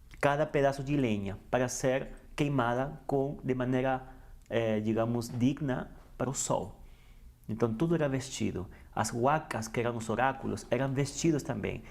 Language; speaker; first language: Portuguese; non-native, fluent; Spanish